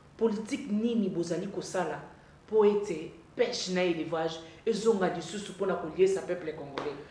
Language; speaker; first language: Lingala; native; Lingala